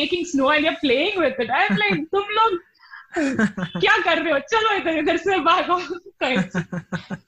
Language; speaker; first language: English; non-native, local second language; Tulu